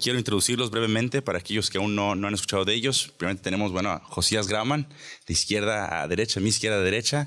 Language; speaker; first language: Spanish; native; Spanish